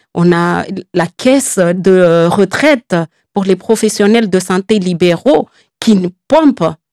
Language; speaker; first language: French; non-native, local second language; Comorian